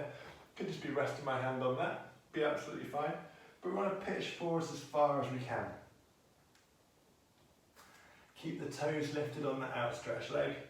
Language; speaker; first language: English; native; English